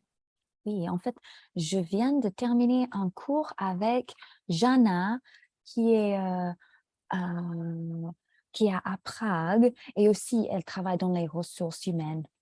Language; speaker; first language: French; non-native, fluent; English